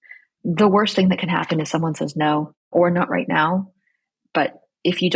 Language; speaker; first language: English; early bilingual, other home language; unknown